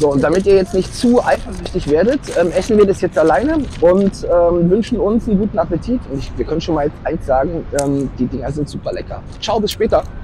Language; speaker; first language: German; native; German